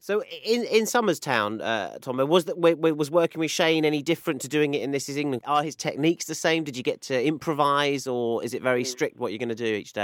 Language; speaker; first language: English; native; English